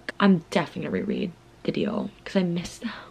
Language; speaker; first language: English; native; English